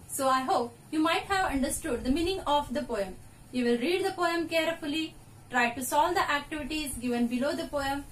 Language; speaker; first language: English; non-native, local second language; Marathi